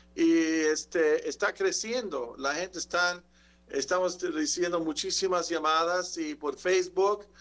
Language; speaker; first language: Spanish; native; Spanish